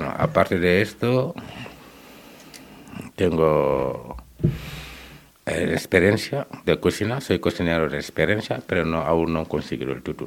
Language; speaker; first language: Spanish; non-native, learner; Wolof